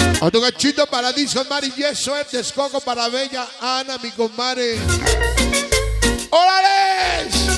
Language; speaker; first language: Spanish; native; Spanish